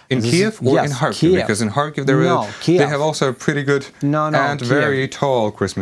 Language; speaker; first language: English; non-native, fluent; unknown